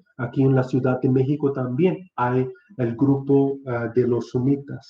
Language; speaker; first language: Spanish; non-native, fluent; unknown